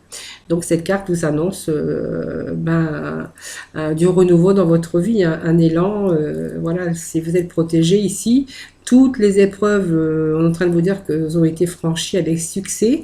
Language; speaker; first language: French; native; French